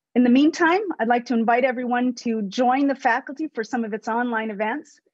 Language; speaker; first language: English; native; English